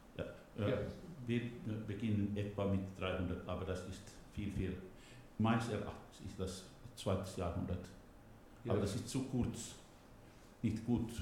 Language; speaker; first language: German; non-native, learner; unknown